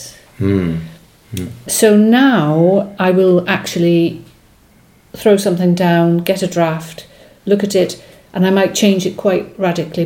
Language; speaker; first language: English; non-native, local second language; Welsh